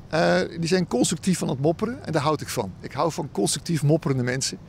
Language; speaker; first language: Dutch; native; Dutch